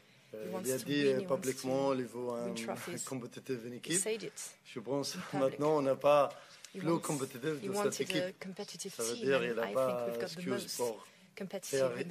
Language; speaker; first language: French; non-native, learner; Arabic